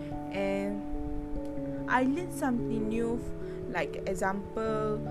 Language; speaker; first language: English; non-native, learner; Malay